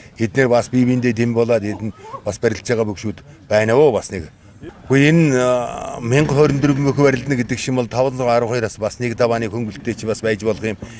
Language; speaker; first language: Mongolian; non-native, local second language; Kazakh